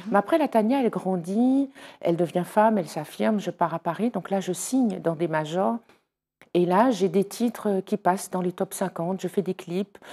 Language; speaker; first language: French; native; French